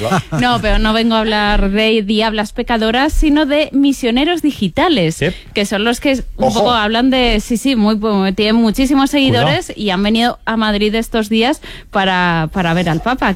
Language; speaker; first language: Spanish; native; Spanish